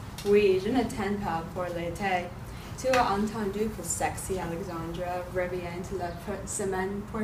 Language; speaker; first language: French; non-native, learner; English